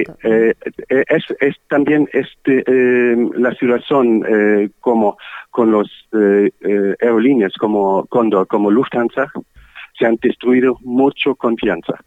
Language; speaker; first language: Spanish; non-native, learner; German